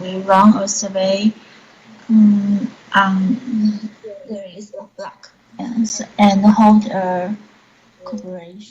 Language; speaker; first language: English; non-native, learner; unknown